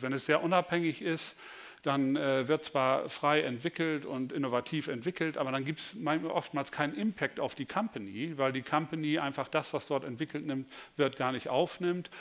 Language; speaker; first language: German; native; German